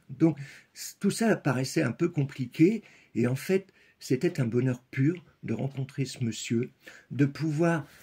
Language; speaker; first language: French; native; French